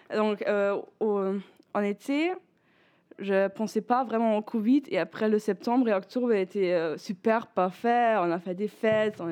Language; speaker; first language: French; non-native, fluent; German